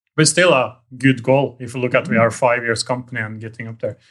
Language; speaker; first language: English; non-native, fluent; Norwegian